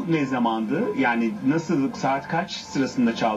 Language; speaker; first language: Turkish; native; Turkish